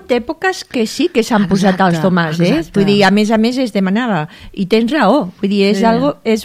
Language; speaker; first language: Catalan; native; Catalan